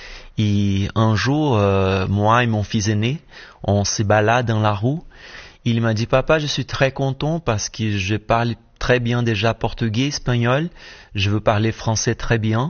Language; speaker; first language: French; non-native, fluent; Portuguese